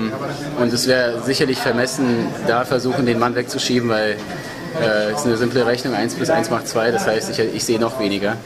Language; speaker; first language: German; native; German